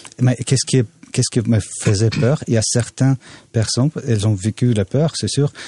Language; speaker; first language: French; non-native, fluent; Russian